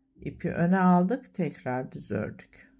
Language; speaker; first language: Turkish; native; Turkish